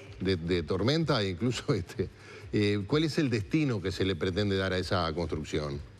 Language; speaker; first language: Spanish; native; Spanish